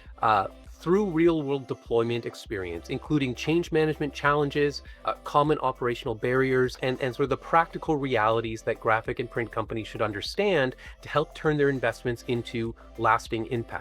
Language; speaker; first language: English; native; English